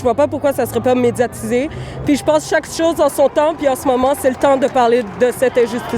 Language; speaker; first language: French; native; French